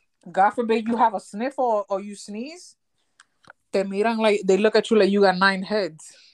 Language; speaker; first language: English; early bilingual, other home language; Spanish